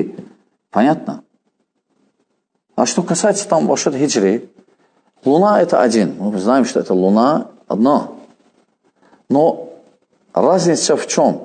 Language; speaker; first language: Russian; non-native, fluent; Azerbaijani